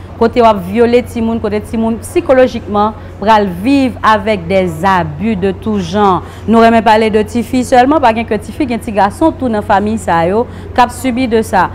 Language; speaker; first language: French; non-native, local second language; Haitian Creole